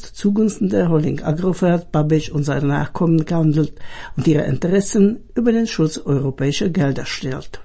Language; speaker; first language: German; native; German